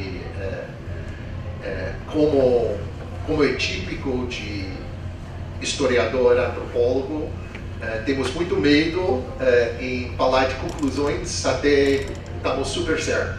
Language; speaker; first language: Portuguese; non-native, fluent; English